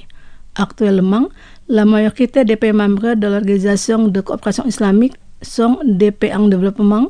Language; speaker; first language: French; non-native, fluent; Indonesian